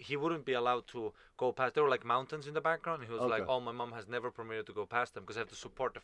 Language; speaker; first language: English; non-native, fluent; Estonian